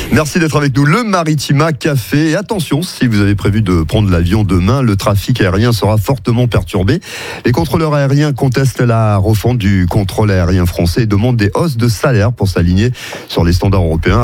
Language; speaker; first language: French; native; French